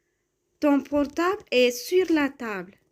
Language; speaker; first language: French; non-native, fluent; Tamil